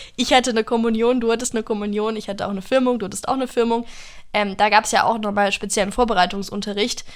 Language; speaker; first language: German; non-native, fluent; English